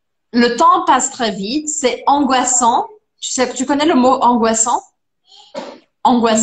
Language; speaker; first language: French; non-native, fluent; Portuguese